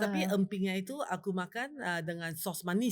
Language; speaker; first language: Indonesian; non-native, fluent; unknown